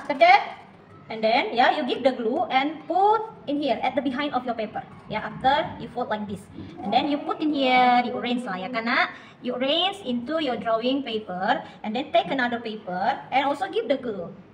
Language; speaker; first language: English; non-native, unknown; Indonesian